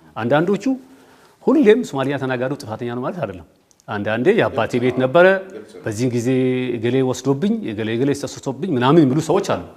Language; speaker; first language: Amharic; non-native, local second language; Somali